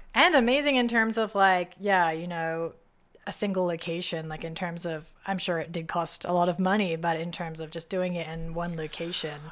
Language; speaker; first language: English; native; English